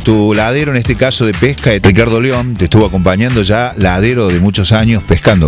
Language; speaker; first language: Spanish; native; Spanish